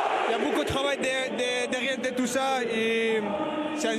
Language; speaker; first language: French; non-native, fluent; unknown